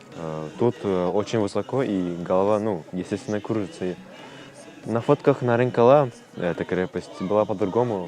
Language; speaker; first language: Russian; non-native, local second language; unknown